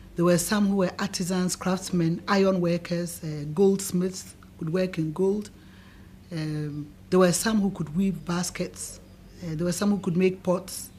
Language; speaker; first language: English; non-native, local second language; Akan